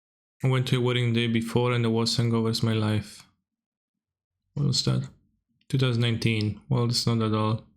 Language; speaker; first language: English; non-native, fluent; Polish